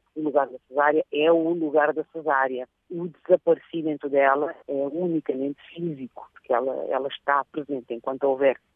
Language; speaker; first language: Portuguese; non-native, local second language; Kabuverdianu